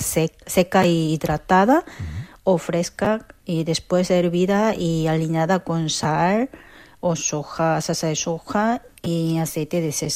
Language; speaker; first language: Spanish; non-native, fluent; Korean